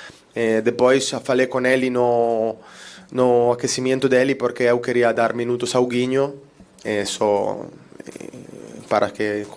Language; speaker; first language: Portuguese; non-native, learner; Italian